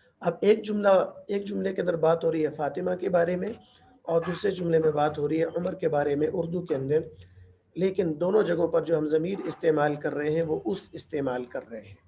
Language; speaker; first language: Urdu; native; Urdu